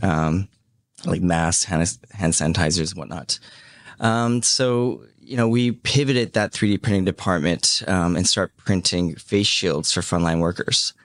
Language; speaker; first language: English; early bilingual, other home language; Cantonese